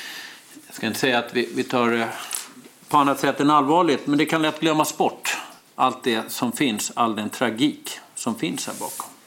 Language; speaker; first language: Swedish; native; Swedish